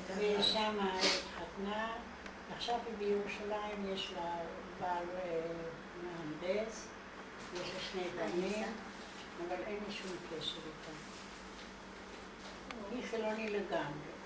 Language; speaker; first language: Hebrew; non-native, fluent; Hungarian